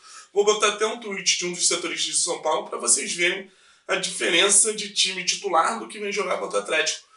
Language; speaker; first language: Portuguese; native; Portuguese